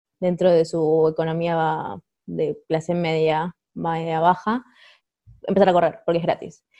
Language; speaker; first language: Spanish; native; Spanish